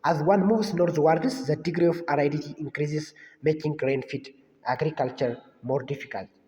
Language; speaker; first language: English; non-native, local second language; Amharic